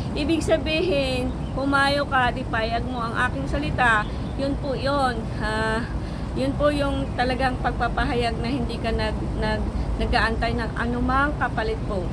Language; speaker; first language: Filipino; non-native, local second language; Iloko